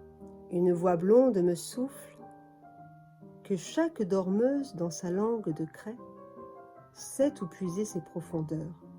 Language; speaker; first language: French; native; French